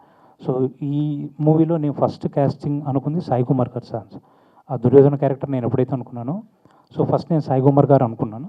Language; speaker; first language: Telugu; native; Telugu